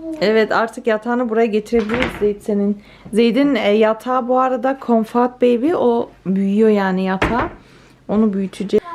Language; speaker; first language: Turkish; early bilingual, heritage; Turkish